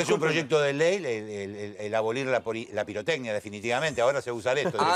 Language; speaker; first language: Spanish; native; Spanish